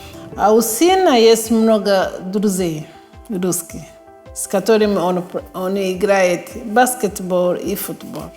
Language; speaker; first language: Russian; non-native, fluent; Kinyarwanda